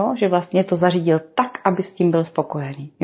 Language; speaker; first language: Czech; native; Czech